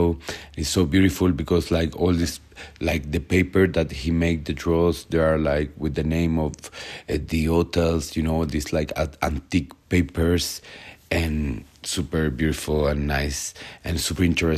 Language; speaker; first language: English; non-native, learner; Spanish